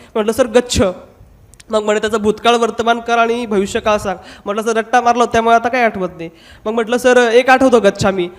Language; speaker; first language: Marathi; non-native, local second language; Hindi